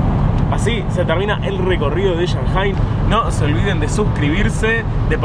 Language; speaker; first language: Spanish; native; Spanish